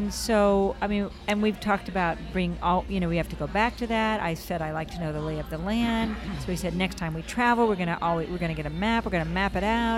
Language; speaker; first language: English; native; English